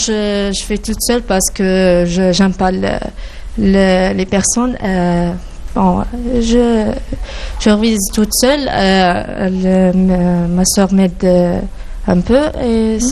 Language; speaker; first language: French; non-native, learner; Arabic